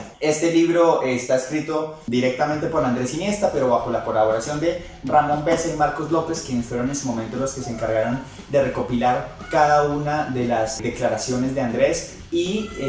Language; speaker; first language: Spanish; native; Spanish